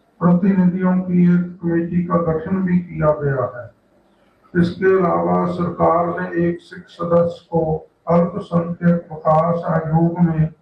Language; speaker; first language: Hindi; non-native, local second language; Punjabi